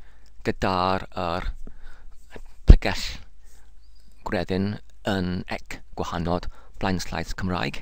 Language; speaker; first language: Welsh; non-native, learner; English